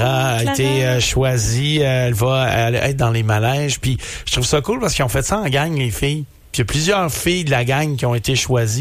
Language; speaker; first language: French; native; French